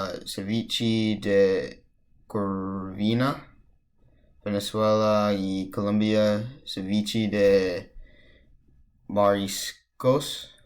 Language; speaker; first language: Spanish; non-native, learner; English